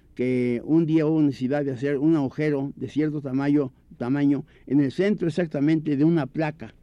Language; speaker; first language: Spanish; native; Spanish